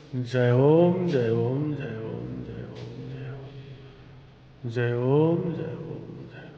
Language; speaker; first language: Hindi; non-native, local second language; Marathi